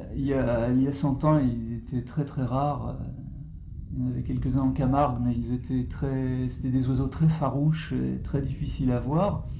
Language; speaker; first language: French; native; French